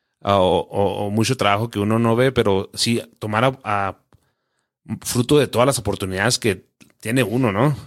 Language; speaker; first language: Spanish; early bilingual, heritage; Spanish